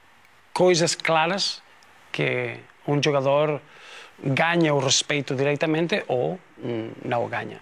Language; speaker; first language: Portuguese; non-native, fluent; Spanish